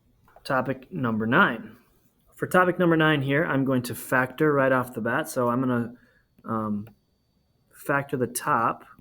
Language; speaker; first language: English; native; English